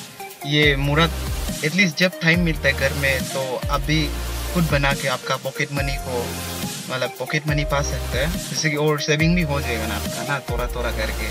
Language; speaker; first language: Hindi; non-native, local second language; Adi